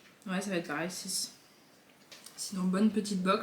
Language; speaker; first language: French; native; French